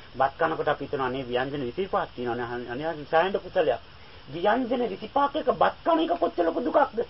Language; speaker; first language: Sinhala; native; Sinhala